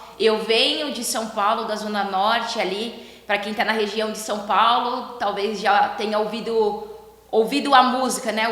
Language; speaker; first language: Portuguese; native; Portuguese